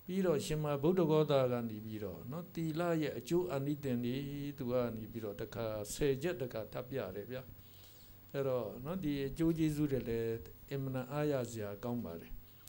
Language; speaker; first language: Burmese; native; Burmese